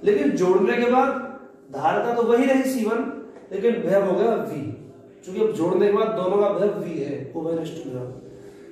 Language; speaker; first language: Hindi; native; Hindi